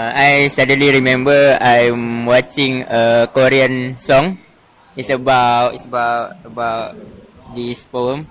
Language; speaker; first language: English; non-native, fluent; Malay